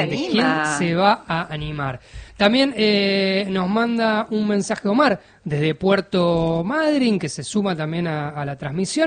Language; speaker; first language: Spanish; native; Spanish